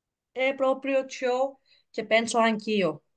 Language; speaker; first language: Italian; non-native, learner; Greek